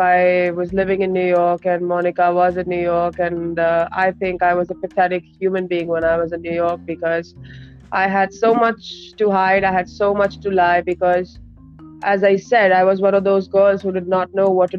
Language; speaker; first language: English; non-native, local second language; Hindi